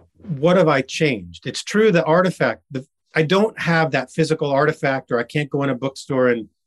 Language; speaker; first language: English; native; English